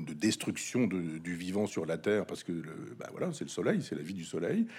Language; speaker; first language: French; native; French